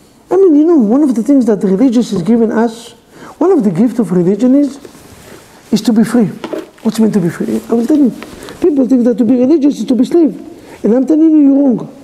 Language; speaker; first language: English; non-native, fluent; Hebrew